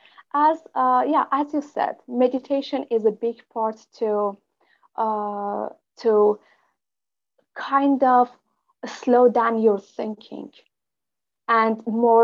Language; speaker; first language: English; non-native, fluent; Persian